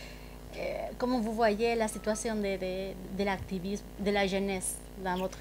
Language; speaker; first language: French; non-native, fluent; Spanish